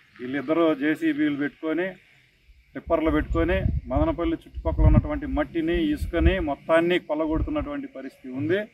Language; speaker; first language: Telugu; native; Telugu